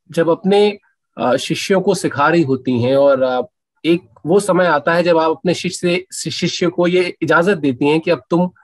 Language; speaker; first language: Hindi; native; Hindi